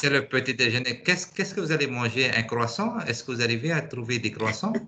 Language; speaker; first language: French; non-native, fluent; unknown